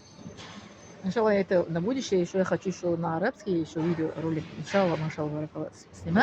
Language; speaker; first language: Russian; non-native, local second language; Tajik